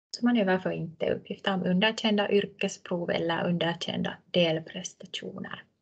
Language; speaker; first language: Swedish; native; Swedish